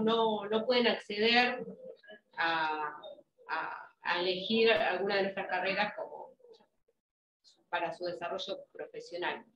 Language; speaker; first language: Spanish; native; Spanish